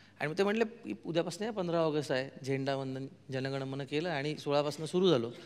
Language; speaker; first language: Marathi; non-native, local second language; Marwari